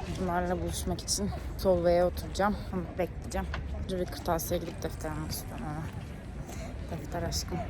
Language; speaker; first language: Turkish; native; Turkish